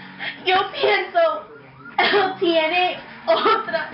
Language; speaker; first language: Spanish; non-native, learner; English